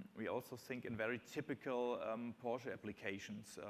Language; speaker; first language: English; non-native, fluent; German